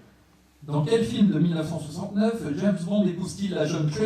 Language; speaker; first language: French; native; French